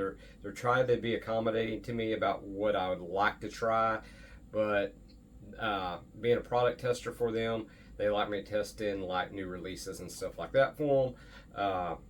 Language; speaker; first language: English; native; English